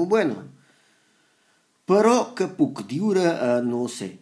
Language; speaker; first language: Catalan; non-native, learner; Spanish